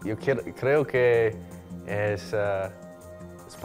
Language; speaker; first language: Spanish; non-native, fluent; English